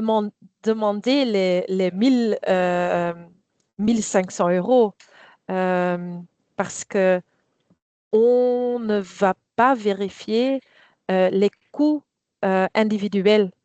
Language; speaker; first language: French; non-native, fluent; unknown